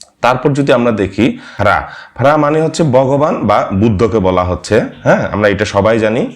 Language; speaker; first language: Bangla; non-native, local second language; Marma